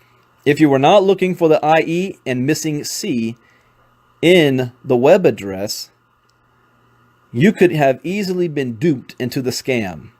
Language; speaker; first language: English; native; English